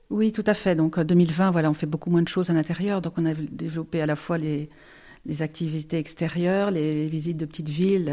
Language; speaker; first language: French; native; French